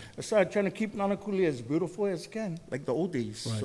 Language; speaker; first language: English; native; English